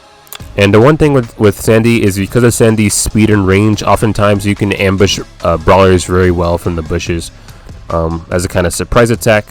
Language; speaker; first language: English; native; English